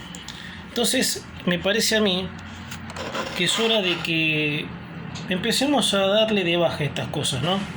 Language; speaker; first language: Spanish; native; Spanish